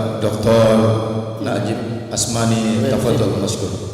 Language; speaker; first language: Indonesian; native; Indonesian